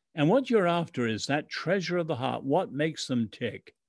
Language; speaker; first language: English; early bilingual, other home language; Chinese